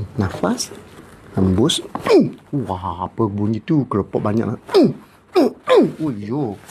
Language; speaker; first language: Malay; non-native, local second language; Cantonese